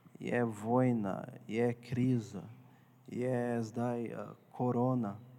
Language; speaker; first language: Slovenian; non-native, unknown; Portuguese